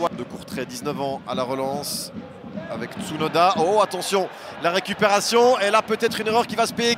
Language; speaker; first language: French; native; French